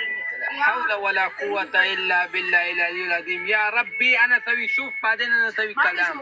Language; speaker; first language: Arabic; non-native, learner; Urdu